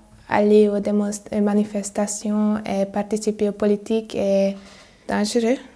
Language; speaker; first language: French; non-native, learner; Hungarian